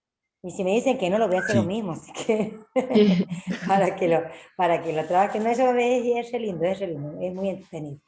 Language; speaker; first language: Spanish; native; Spanish